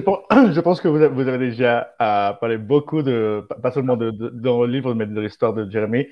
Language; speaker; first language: French; non-native, fluent; Spanish